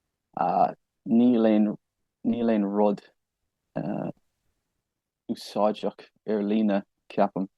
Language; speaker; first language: Irish; non-native, local second language; English